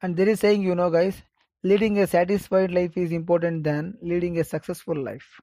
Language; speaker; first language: English; non-native, local second language; Kannada